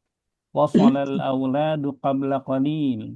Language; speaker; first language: Arabic; non-native, fluent; Indonesian